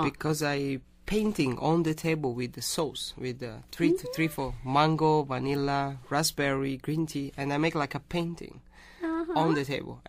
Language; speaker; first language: English; non-native, learner; Italian